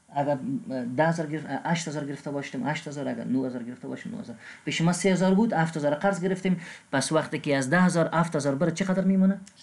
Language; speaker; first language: Persian; non-native, local second language; Pashto